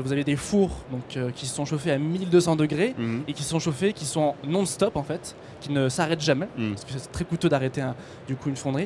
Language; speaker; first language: French; native; French